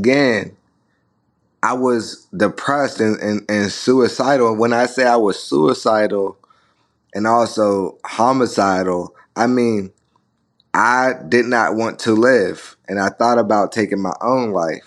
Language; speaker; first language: English; native; English